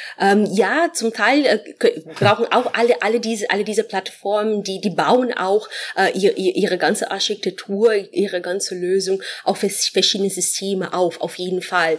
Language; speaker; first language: German; non-native, fluent; Portuguese